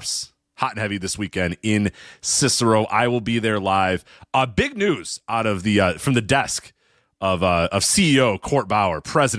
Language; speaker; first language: English; native; English